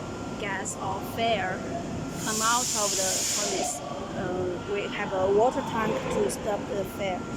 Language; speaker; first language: English; non-native, learner; Chinese